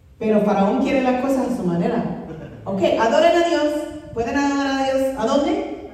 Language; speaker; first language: Spanish; non-native, fluent; English